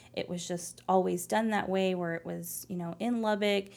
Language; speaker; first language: English; early bilingual, other home language; Spanish